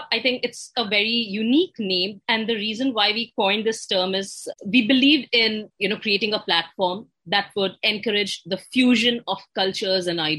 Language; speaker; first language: English; non-native, local second language; Hindi